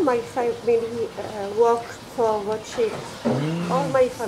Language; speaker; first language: English; non-native, learner; French